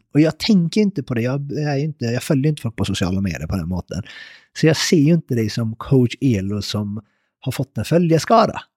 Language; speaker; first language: Swedish; early bilingual, other home language; Persian